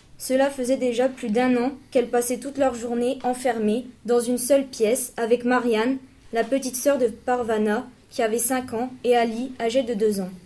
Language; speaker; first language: French; native; French